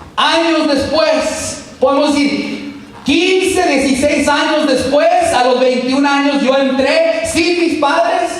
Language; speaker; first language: Spanish; early bilingual, heritage; Spanish